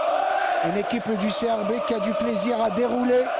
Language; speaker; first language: French; non-native, local second language; Arabic